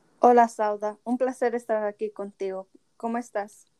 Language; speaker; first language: Spanish; early bilingual, heritage; Spanish